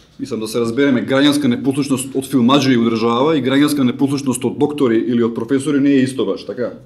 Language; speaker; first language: Macedonian; native; Macedonian